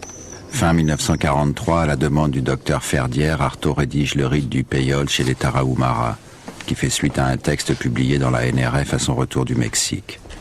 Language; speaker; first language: French; native; French